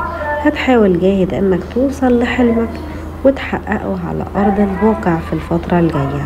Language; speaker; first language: Arabic; native; Arabic